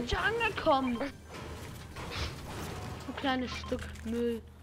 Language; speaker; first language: German; native; German